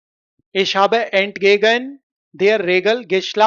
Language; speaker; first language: German; non-native, fluent; Hindi